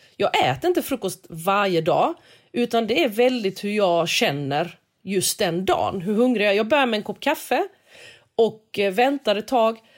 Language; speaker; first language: Swedish; native; Swedish